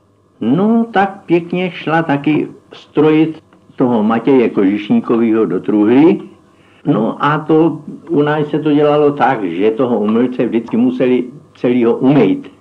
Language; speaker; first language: Czech; native; Czech